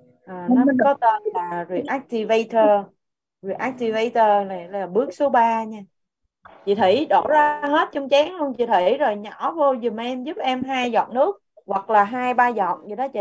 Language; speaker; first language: Vietnamese; native; Vietnamese